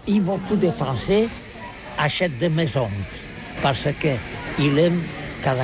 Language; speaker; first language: French; non-native, learner; Catalan